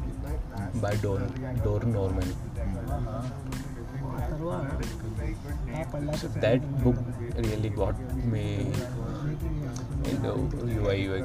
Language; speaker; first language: English; non-native, local second language; Hindi